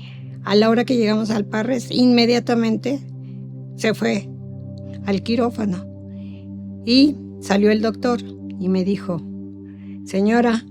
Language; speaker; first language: Spanish; native; Spanish